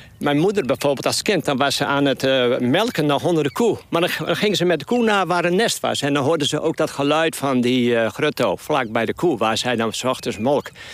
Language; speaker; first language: Dutch; non-native, local second language; Western Frisian